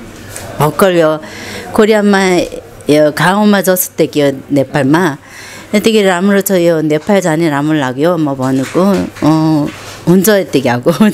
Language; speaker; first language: Nepali; non-native, learner; Korean